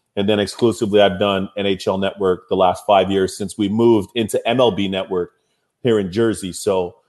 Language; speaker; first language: English; native; English